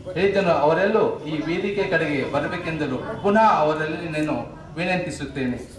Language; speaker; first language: Kannada; non-native, local second language; Urdu